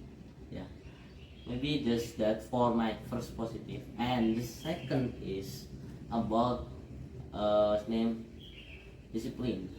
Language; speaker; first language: English; non-native, learner; Indonesian